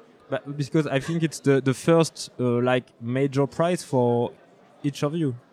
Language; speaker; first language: English; non-native, learner; French